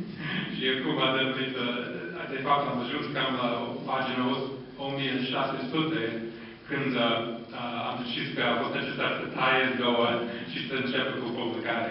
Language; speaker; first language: Romanian; non-native, fluent; English